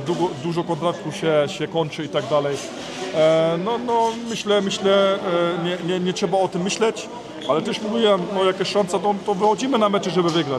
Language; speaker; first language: Polish; early bilingual, heritage; Polish